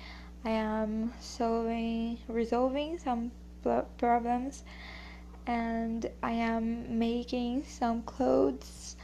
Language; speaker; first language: English; non-native, learner; Portuguese